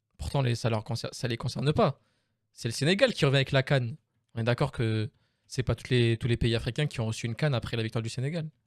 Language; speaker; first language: French; native; French